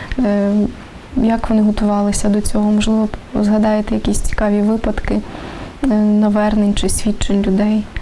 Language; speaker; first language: Ukrainian; native; Ukrainian